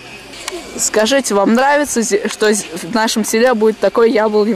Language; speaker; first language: Russian; native; Russian